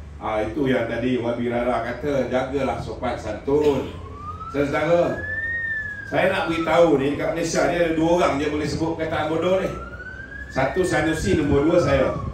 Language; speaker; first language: Malay; native; Malay